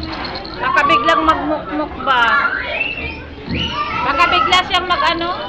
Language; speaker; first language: Filipino; native; Filipino